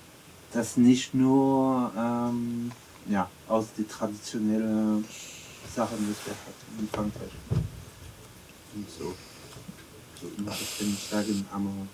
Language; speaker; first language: German; non-native, learner; French